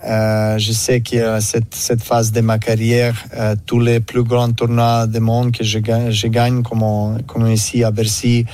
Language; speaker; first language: French; non-native, learner; Serbian